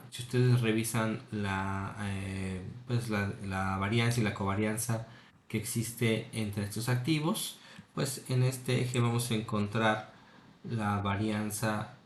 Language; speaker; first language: Spanish; native; Spanish